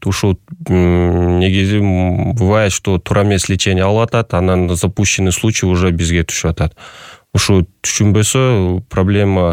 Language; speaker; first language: Kyrgyz; non-native, local second language; Russian